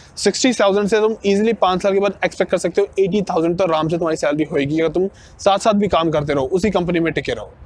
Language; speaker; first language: Hindi; non-native, local second language; Punjabi